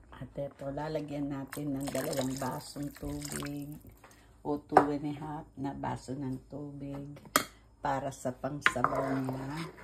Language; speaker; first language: Filipino; non-native, local second language; Pampanga